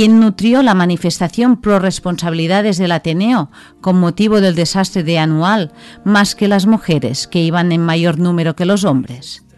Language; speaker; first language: Spanish; non-native, local second language; Catalan